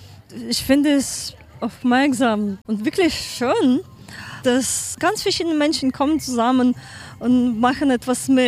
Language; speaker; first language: German; non-native, learner; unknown